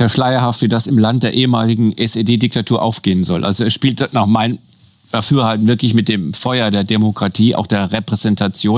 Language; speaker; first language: German; native; German